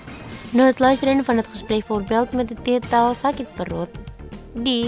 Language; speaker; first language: Dutch; non-native, learner; Indonesian